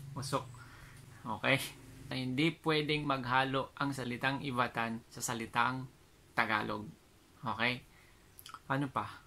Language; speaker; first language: Filipino; non-native, local second language; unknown